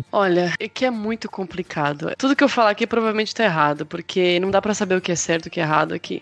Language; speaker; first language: Portuguese; native; Portuguese